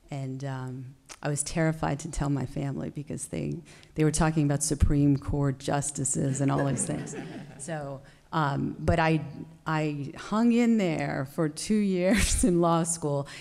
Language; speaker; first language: English; native; English